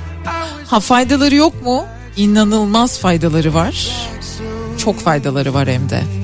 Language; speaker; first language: Turkish; native; Turkish